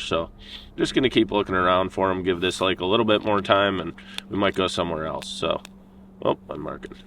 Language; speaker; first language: English; native; English